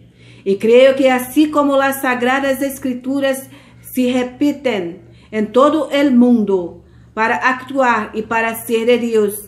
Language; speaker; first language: Spanish; non-native, fluent; Portuguese